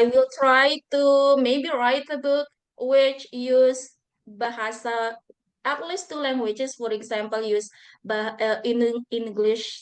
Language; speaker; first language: English; non-native, fluent; Buginese